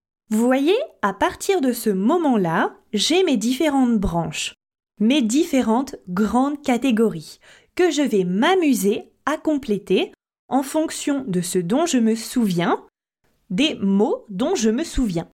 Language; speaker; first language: French; native; French